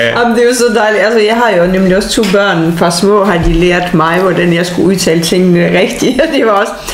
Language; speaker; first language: Danish; non-native, fluent; Ukrainian